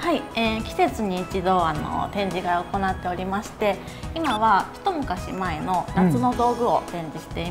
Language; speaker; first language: Japanese; native; Japanese